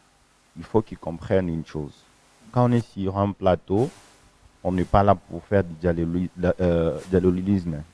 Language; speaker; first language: French; non-native, local second language; Lingala